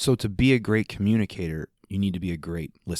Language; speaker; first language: English; native; English